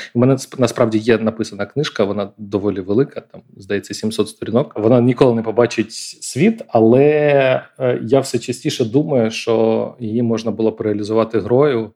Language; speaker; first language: Ukrainian; non-native, local second language; Russian